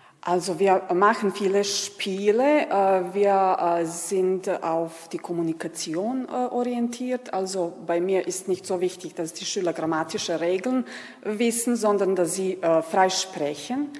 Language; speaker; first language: German; non-native, fluent; Serbian